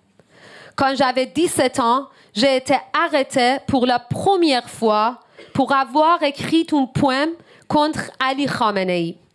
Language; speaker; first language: French; non-native, learner; Persian